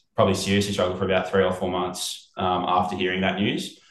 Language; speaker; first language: English; native; English